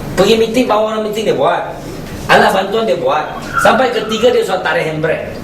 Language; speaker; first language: Malay; non-native, local second language; Chinese